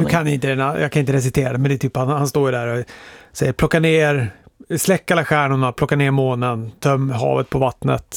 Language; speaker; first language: Swedish; native; Swedish